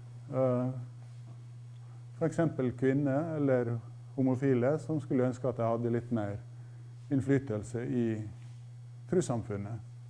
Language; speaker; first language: Norwegian; native; Norwegian